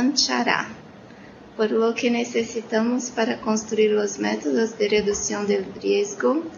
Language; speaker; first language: Spanish; non-native, learner; Portuguese